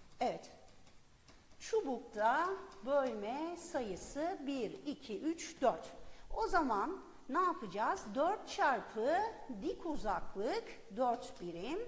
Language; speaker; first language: Turkish; native; Turkish